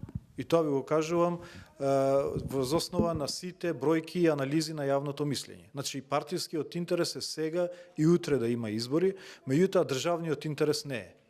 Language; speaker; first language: Macedonian; non-native, local second language; Albanian